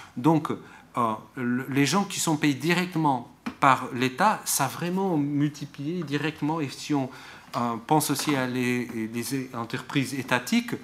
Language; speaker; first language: French; non-native, fluent; Portuguese